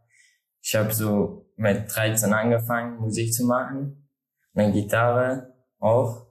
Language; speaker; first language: German; non-native, learner; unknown